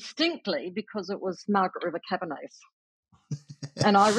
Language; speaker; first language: English; native; English